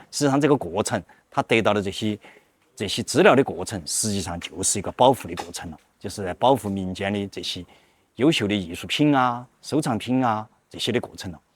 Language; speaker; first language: Chinese; native; Chinese